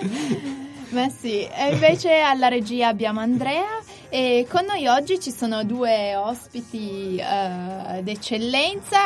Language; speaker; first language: Italian; native; Italian